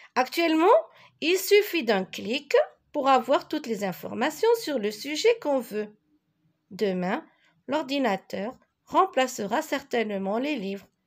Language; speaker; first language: French; non-native, local second language; Arabic